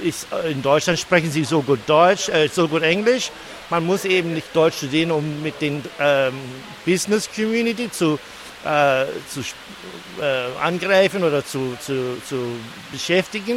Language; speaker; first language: German; non-native, fluent; English